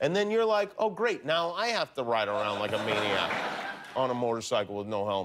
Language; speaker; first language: English; native; English